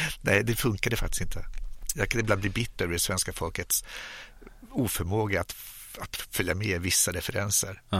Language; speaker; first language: Swedish; native; Swedish